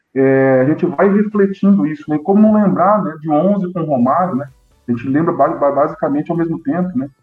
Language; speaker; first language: Portuguese; native; Portuguese